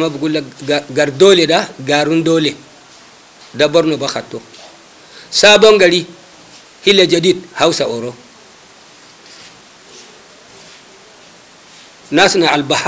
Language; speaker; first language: Arabic; non-native, local second language; Hausa